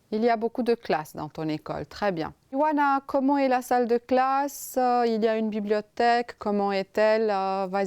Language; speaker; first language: French; non-native, fluent; Romanian